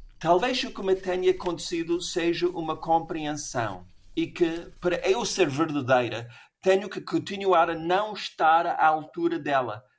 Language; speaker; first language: Portuguese; non-native, fluent; English